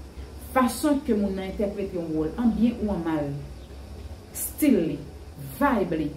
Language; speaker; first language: French; non-native, learner; Haitian Creole